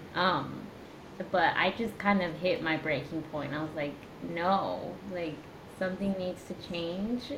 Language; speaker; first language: English; native; English